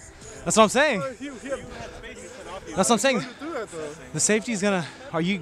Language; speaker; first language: English; native; English